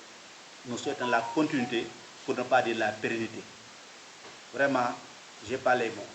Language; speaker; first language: French; non-native, local second language; Wolof